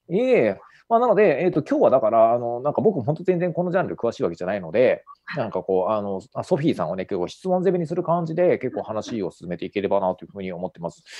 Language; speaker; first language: Japanese; native; Japanese